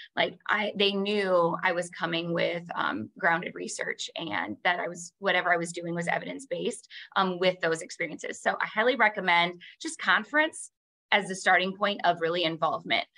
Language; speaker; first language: English; native; English